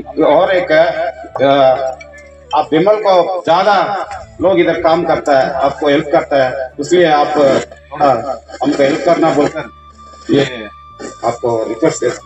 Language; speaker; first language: Hindi; non-native, local second language; Tamil